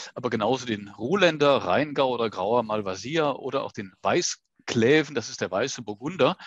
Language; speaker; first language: German; native; German